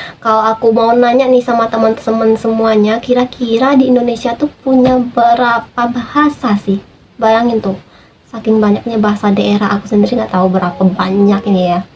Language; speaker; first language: Indonesian; native; Indonesian